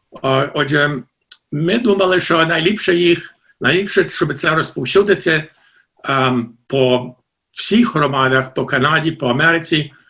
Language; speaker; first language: Ukrainian; early bilingual, heritage; Ukrainian